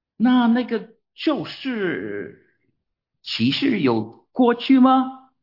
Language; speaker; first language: Chinese; non-native, fluent; English